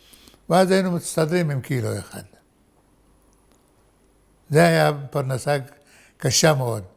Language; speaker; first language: Hebrew; non-native, fluent; Arabic